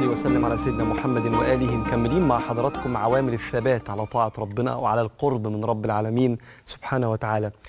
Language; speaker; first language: Arabic; native; Arabic